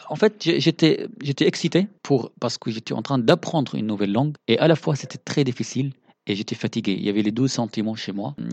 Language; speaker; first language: French; non-native, fluent; Arabic